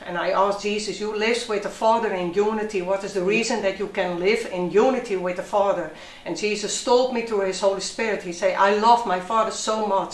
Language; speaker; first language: English; non-native, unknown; Dutch